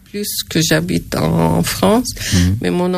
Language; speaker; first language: French; non-native, fluent; Arabic